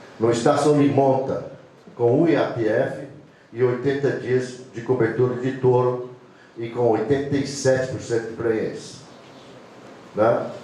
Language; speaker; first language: Portuguese; non-native, fluent; English